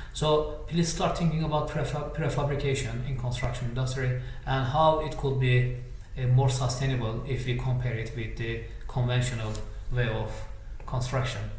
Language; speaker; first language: English; non-native, fluent; Turkish